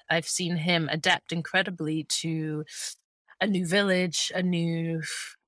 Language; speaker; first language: English; early bilingual, other home language; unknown